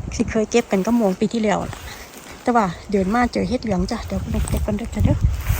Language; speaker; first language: Thai; native; Thai